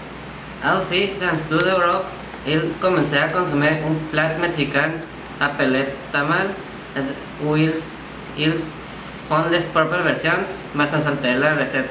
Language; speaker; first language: French; non-native, learner; Spanish